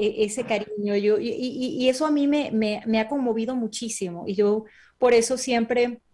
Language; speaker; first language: Spanish; native; Spanish